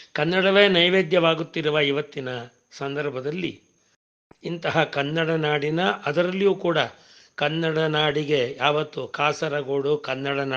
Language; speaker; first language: Kannada; non-native, local second language; Tamil